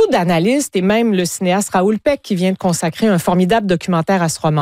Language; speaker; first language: French; native; French